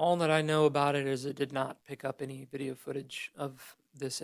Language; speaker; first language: English; native; English